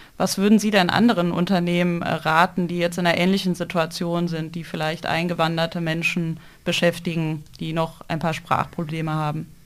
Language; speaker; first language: German; native; German